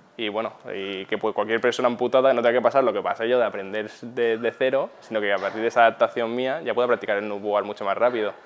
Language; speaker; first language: Spanish; native; Spanish